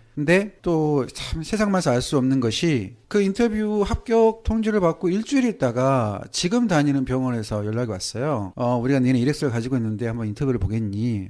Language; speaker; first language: Korean; native; Korean